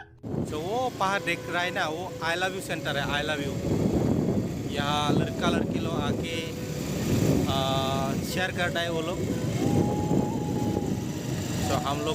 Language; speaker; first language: Hindi; non-native, local second language; Bodo